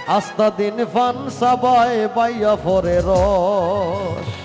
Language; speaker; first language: Bangla; non-native, local second language; Sylheti